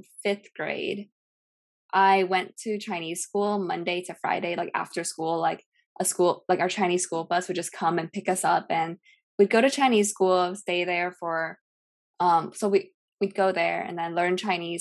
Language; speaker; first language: English; early bilingual, other home language; Cantonese